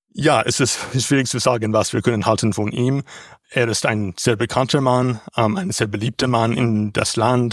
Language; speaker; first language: German; non-native, learner; English